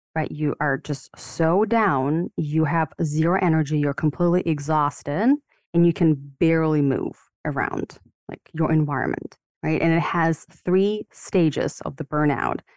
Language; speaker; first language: English; non-native, fluent; Ukrainian